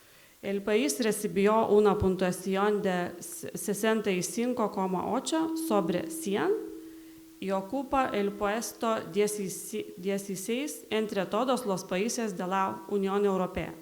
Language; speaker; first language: Spanish; non-native, learner; Lithuanian